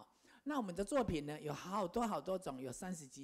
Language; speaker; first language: Chinese; native; Chinese